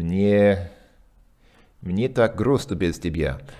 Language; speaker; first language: Russian; non-native, learner; English